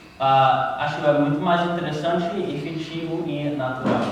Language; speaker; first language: Portuguese; non-native, learner; English